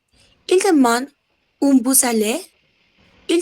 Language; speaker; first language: French; non-native, learner; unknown